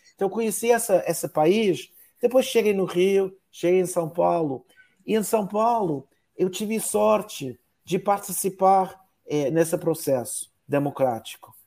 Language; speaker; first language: Portuguese; non-native, fluent; English